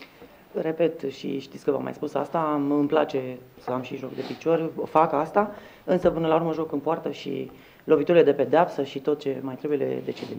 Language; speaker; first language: Romanian; native; Romanian